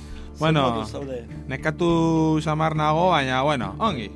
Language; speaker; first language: Basque; non-native, learner; Spanish